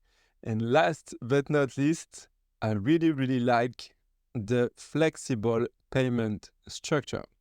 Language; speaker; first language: English; non-native, fluent; French